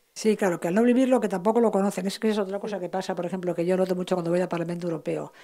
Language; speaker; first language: Spanish; native; Spanish